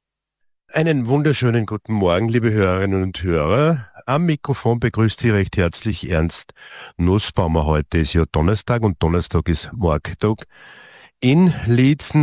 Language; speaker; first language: German; native; German